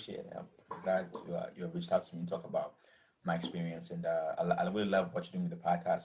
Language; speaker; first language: English; early bilingual, other home language; Rundi